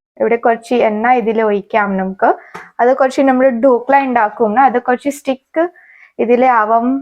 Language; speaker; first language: Malayalam; non-native, learner; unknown